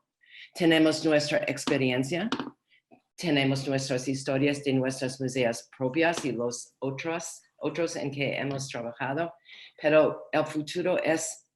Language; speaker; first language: Spanish; non-native, learner; English